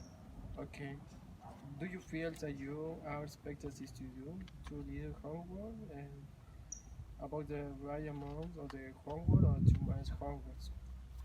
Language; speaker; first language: English; non-native, learner; Spanish